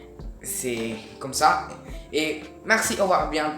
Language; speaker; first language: French; non-native, learner; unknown